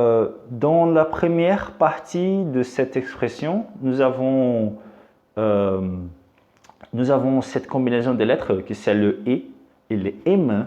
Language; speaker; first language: French; non-native, fluent; Portuguese